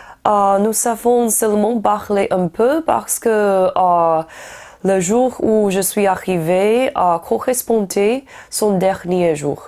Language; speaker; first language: French; non-native, learner; Chinese